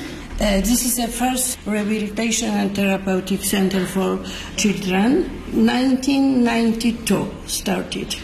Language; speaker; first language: English; non-native, learner; Polish